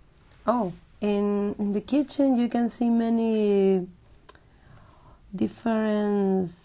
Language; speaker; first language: English; non-native, learner; Spanish